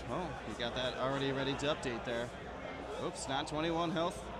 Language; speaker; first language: English; native; English